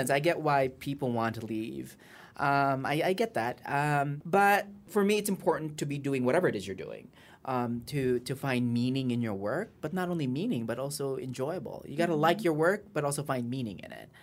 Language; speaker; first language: English; native; English